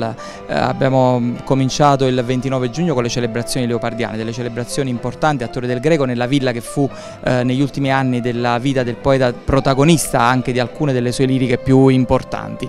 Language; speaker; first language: Italian; native; Italian